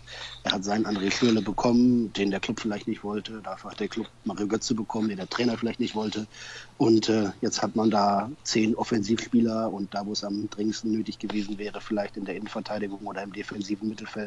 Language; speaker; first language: German; native; German